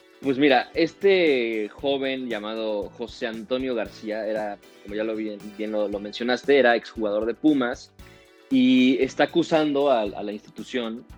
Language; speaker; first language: Spanish; native; Spanish